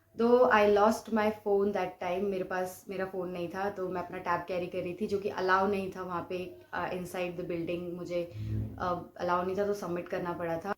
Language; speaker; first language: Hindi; non-native, local second language; Bangla